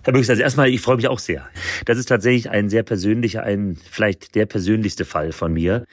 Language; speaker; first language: German; native; German